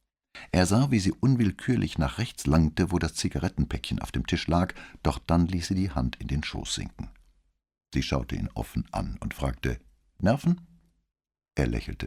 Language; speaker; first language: German; native; German